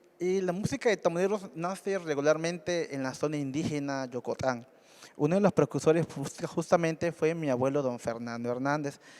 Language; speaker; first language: Spanish; native; Spanish